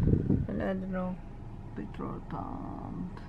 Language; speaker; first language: English; non-native, learner; Arabic